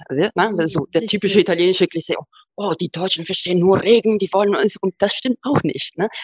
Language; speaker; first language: German; non-native, fluent; Italian